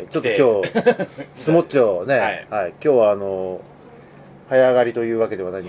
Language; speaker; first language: Japanese; native; Japanese